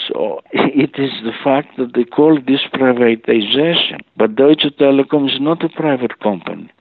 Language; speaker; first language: English; non-native, fluent; Greek